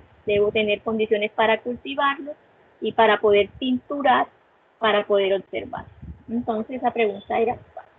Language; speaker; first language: Spanish; native; Spanish